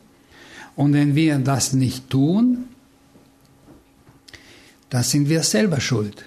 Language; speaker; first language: German; non-native, fluent; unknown